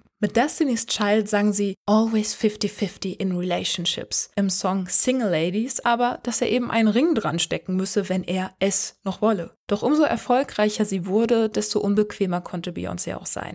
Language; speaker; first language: German; native; German